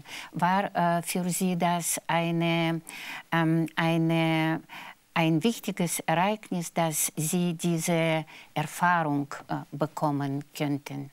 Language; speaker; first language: German; non-native, fluent; Russian